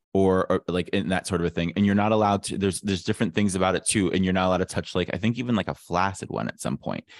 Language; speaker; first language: English; native; English